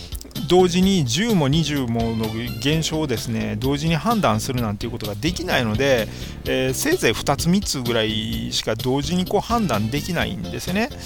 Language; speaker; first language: Japanese; native; Japanese